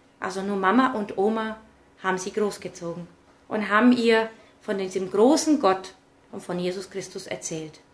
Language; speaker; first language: German; early bilingual, other home language; Czech